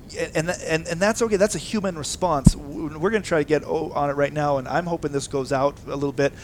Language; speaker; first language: English; native; English